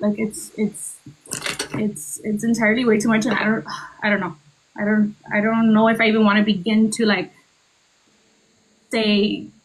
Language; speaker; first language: English; early bilingual, other home language; Spanish